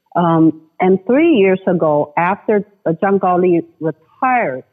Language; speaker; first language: English; non-native, fluent; Chinese